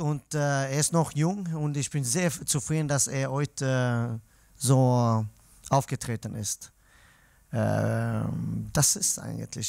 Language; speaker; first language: German; non-native, fluent; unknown